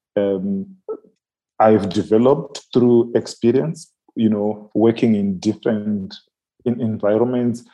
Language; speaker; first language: English; non-native, local second language; Shona